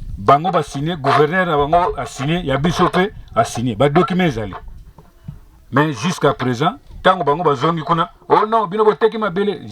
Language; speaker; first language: Lingala; non-native, local second language; Kongo